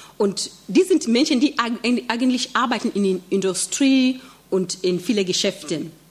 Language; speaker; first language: German; non-native, fluent; Swahili